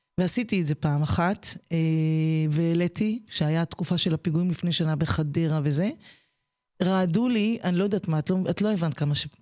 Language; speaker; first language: Hebrew; native; Hebrew